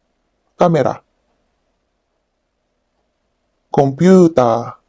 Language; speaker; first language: Japanese; non-native, learner; Filipino